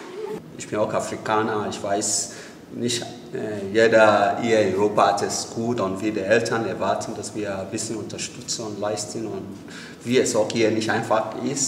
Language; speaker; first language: German; non-native, learner; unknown